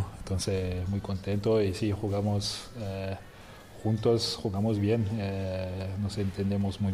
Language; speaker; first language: Spanish; non-native, fluent; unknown